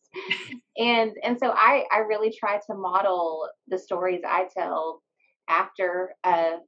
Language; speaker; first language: English; native; English